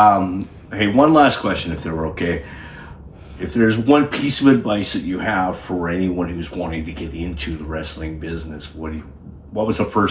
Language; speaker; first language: English; native; English